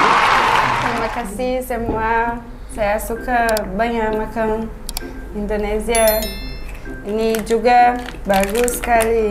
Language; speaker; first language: Indonesian; non-native, learner; Portuguese